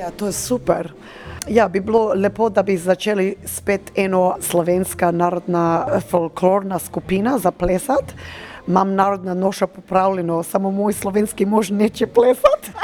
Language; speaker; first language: Slovenian; early bilingual, heritage; Slovenian